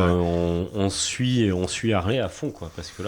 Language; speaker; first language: French; native; French